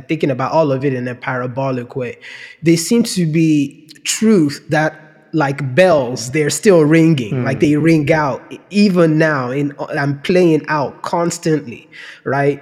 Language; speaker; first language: English; non-native, local second language; Yoruba